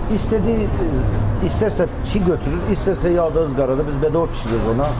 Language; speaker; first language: Turkish; native; Turkish